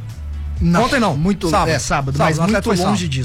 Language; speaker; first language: Portuguese; native; Portuguese